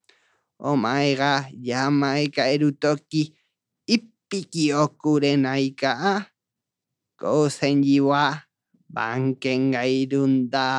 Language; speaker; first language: Japanese; non-native, learner; Spanish